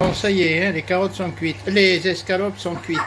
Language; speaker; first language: French; native; French